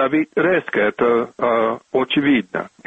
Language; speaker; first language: Russian; non-native, fluent; English